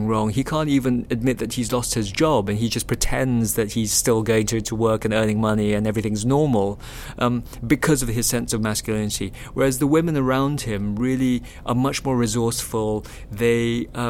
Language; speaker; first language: English; non-native, local second language; Chinese